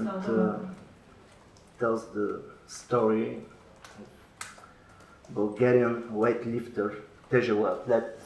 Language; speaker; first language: English; non-native, learner; Bulgarian